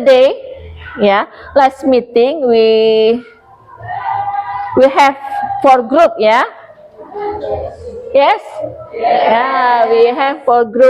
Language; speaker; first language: English; non-native, local second language; Indonesian